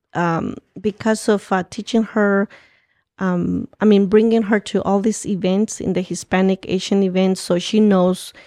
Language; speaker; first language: English; early bilingual, other home language; Spanish